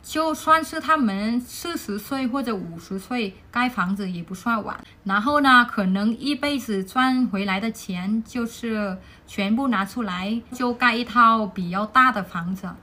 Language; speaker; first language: Chinese; non-native, fluent; Vietnamese